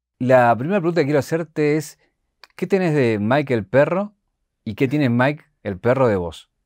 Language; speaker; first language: Spanish; native; Spanish